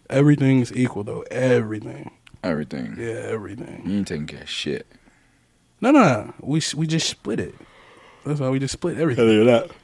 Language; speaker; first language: English; native; English